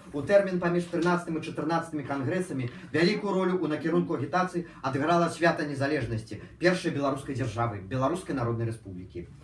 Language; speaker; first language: Belarusian; non-native, local second language; Russian